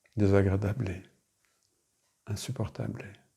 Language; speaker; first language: Spanish; non-native, fluent; French